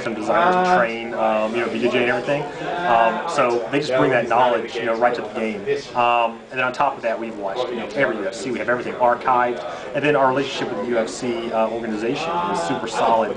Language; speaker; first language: English; native; English